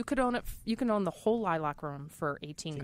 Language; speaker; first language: English; native; English